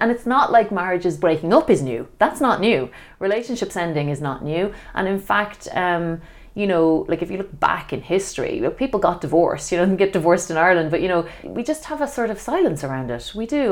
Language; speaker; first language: English; native; English